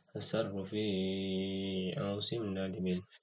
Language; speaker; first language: Arabic; non-native, learner; Indonesian